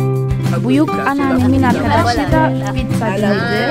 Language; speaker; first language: Turkish; non-native, fluent; Portuguese